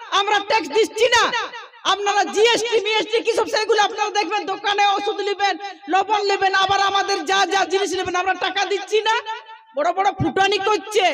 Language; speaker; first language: Bangla; non-native, local second language; Santali